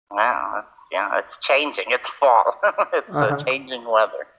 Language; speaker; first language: English; native; English